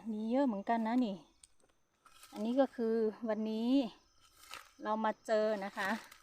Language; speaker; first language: Thai; non-native, local second language; Hmong